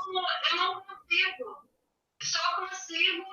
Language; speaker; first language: Portuguese; non-native, learner; English